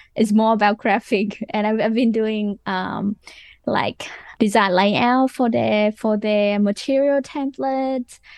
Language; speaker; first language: English; non-native, fluent; Vietnamese